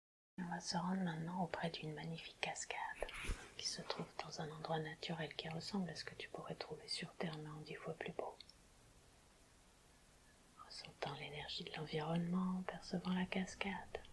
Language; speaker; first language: French; native; French